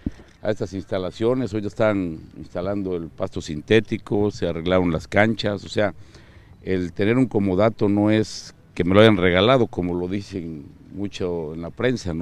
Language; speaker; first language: Spanish; native; Spanish